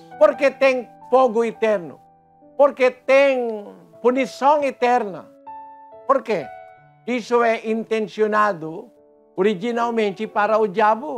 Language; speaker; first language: Portuguese; non-native, fluent; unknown